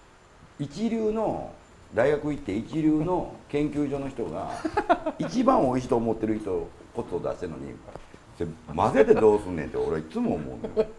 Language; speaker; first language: Japanese; native; Japanese